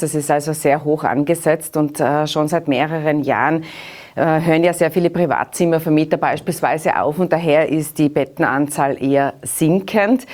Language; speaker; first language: German; native; German